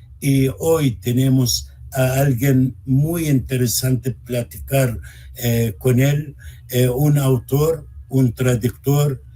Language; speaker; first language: Spanish; non-native, fluent; Arabic